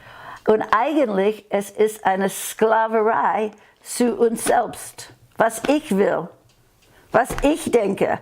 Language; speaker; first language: German; non-native, fluent; English